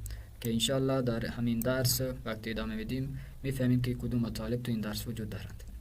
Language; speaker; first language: Persian; non-native, fluent; Urdu